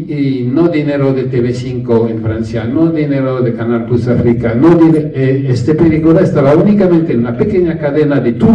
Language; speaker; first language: Spanish; non-native, learner; French